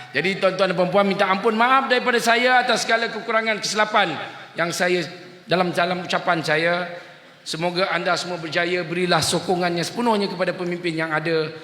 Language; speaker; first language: Malay; native; Malay